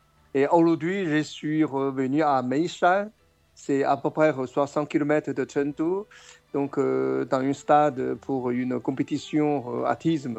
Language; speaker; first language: French; non-native, fluent; Chinese